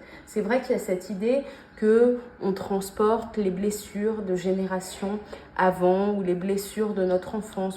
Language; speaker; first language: French; native; French